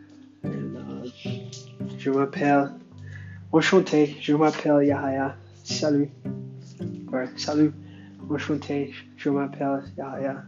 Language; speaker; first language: French; non-native, learner; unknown